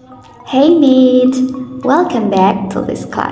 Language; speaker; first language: English; non-native, fluent; Indonesian